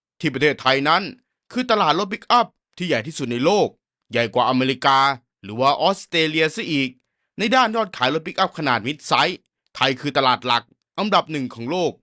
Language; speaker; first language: Thai; native; Thai